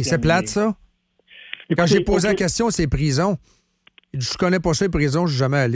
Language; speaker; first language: French; native; French